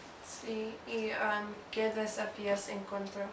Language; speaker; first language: Spanish; non-native, learner; English